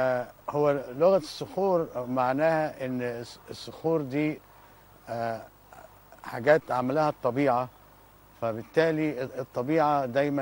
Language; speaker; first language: Arabic; native; Arabic